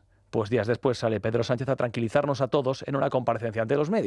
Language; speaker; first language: Spanish; native; Spanish